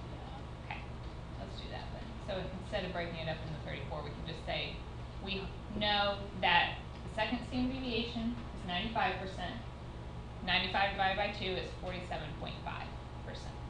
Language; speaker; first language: English; native; English